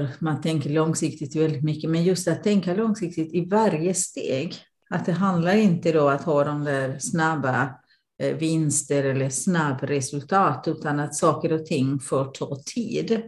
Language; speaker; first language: Swedish; non-native, fluent; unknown